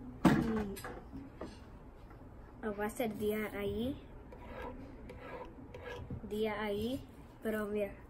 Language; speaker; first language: Spanish; early bilingual, heritage; Spanish